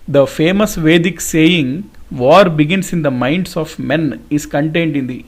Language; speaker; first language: English; non-native, local second language; Telugu